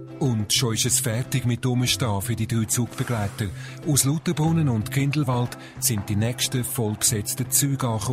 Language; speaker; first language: German; native; German